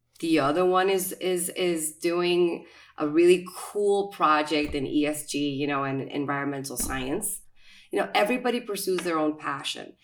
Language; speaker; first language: English; non-native, fluent; Spanish